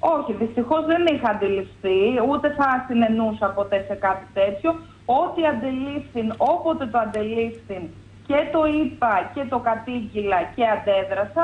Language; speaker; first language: Greek; native; Greek